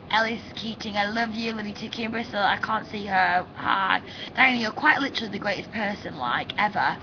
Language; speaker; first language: English; native; English